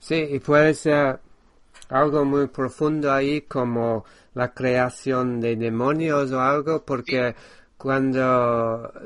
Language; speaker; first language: Spanish; non-native, fluent; English